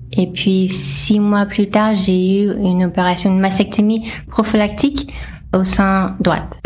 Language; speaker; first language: French; non-native, fluent; English